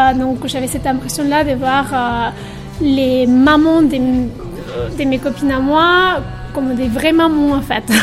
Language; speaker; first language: French; non-native, fluent; Spanish